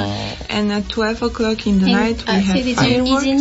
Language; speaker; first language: English; non-native, fluent; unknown